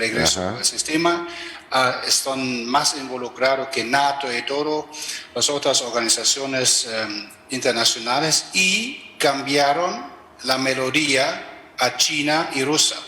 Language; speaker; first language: Spanish; non-native, fluent; German